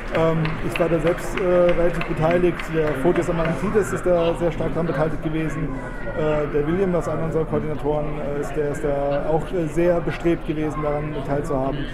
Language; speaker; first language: German; native; German